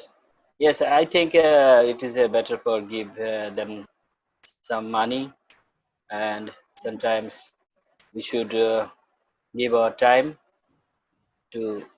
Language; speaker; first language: English; non-native, learner; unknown